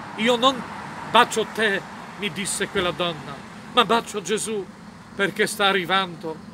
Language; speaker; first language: Italian; non-native, fluent; Polish